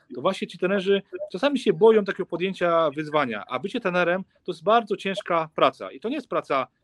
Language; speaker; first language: Polish; native; Polish